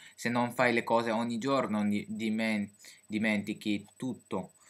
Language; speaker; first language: Italian; non-native, fluent; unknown